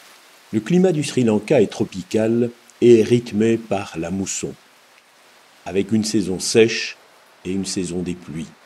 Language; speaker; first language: French; native; French